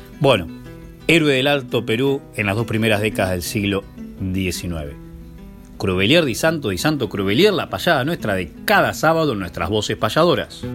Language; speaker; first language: Spanish; native; Spanish